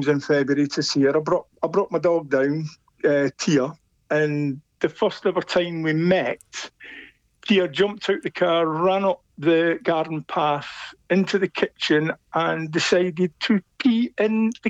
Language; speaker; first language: English; native; English